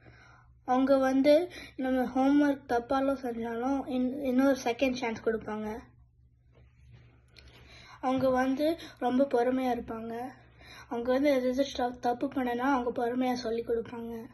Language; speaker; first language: Tamil; early bilingual, heritage; Tamil